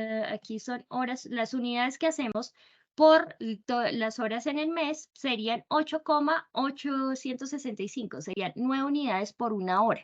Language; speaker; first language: Spanish; native; Spanish